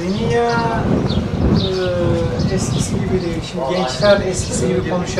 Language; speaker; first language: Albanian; early bilingual, heritage; Turkish